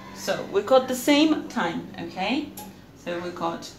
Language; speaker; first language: English; non-native, fluent; Spanish